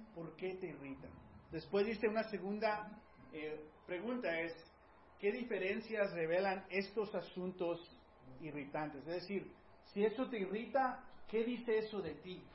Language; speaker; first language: Spanish; early bilingual, heritage; Spanish